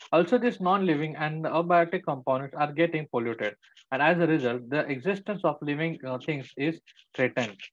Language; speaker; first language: English; non-native, local second language; Marathi